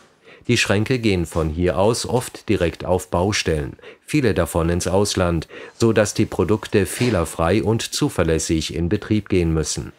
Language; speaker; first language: German; native; German